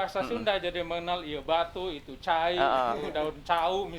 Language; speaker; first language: Indonesian; non-native, local second language; Sundanese